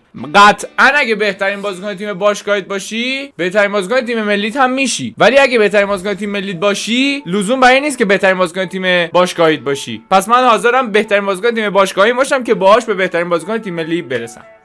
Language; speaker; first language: Persian; native; Persian